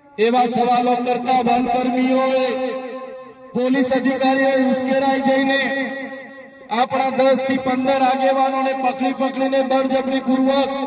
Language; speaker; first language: Gujarati; non-native, local second language; Bhili